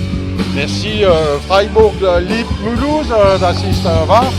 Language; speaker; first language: German; non-native, learner; French